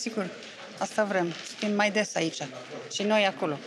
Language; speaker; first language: Romanian; non-native, fluent; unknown